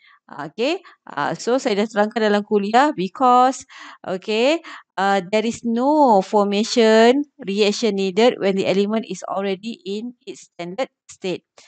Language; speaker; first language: English; non-native, local second language; Malay